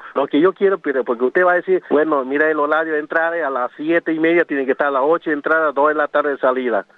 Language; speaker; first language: Spanish; non-native, local second language; Guarani